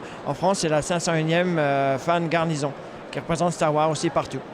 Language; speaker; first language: French; native; French